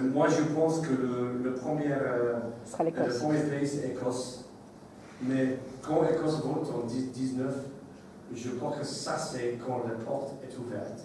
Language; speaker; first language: French; non-native, learner; English